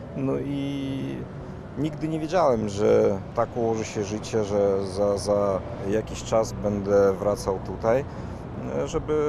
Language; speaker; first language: Polish; early bilingual, heritage; Kazakh